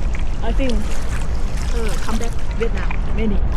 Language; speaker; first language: English; non-native, learner; Vietnamese